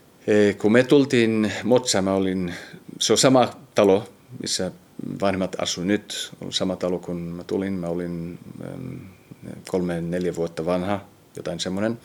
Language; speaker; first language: Finnish; early bilingual, heritage; Finnish